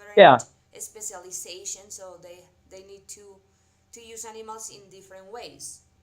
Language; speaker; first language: English; non-native, fluent; Spanish